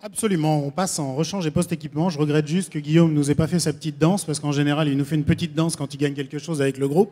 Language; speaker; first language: French; native; French